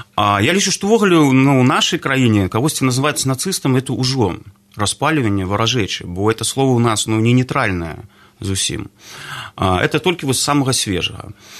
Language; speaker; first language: Belarusian; non-native, local second language; Russian